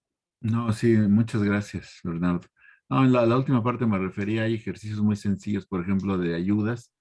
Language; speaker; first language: Spanish; native; Spanish